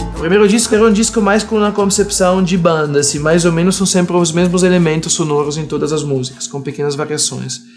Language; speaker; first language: Portuguese; non-native, fluent; Italian